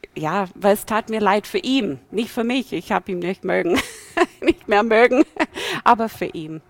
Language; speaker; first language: German; non-native, fluent; English